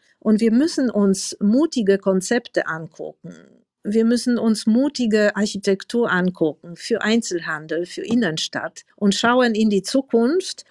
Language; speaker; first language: German; non-native, fluent; Polish